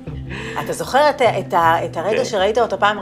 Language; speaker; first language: Hebrew; native; Hebrew